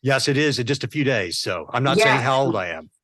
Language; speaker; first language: English; native; English